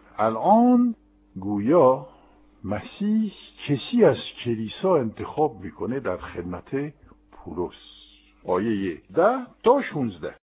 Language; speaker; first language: Persian; non-native, fluent; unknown